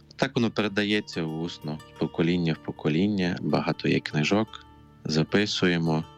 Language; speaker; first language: Ukrainian; non-native, local second language; Romany